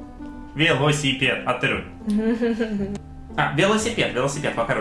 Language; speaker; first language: Japanese; non-native, fluent; Russian